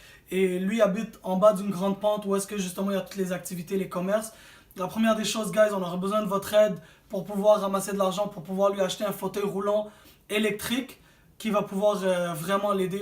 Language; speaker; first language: French; native; French